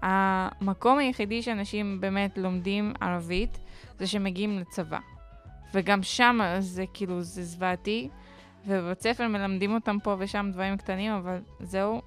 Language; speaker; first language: Hebrew; non-native, local second language; Arabic